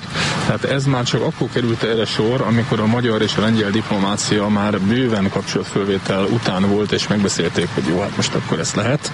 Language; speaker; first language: Hungarian; native; Hungarian